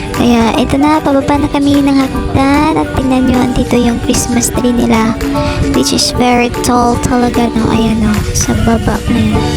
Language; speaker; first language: Filipino; non-native, local second language; Hiligaynon